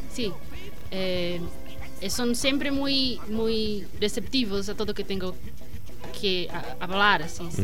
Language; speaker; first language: Spanish; non-native, learner; Portuguese